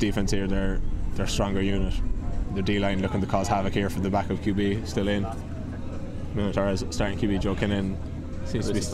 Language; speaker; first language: English; native; English